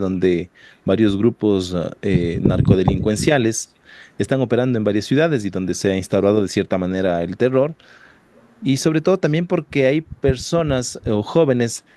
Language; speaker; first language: Spanish; native; Spanish